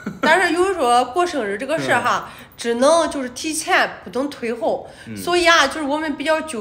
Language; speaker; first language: Chinese; native; Chinese